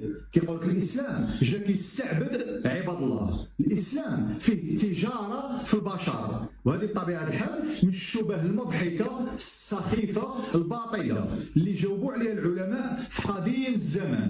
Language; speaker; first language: Arabic; native; Arabic